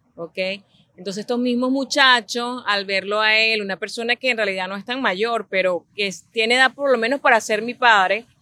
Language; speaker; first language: Spanish; native; Spanish